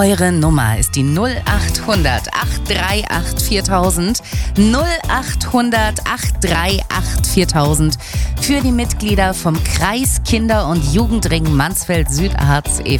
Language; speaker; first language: German; native; German